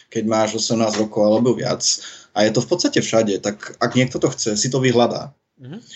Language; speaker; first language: Slovak; early bilingual, heritage; Dutch